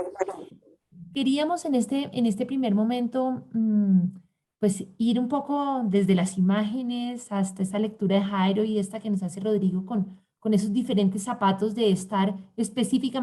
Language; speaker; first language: Spanish; native; Spanish